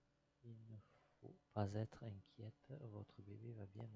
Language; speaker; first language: French; non-native, learner; English